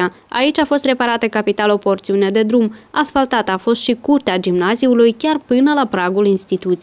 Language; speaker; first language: Romanian; native; Romanian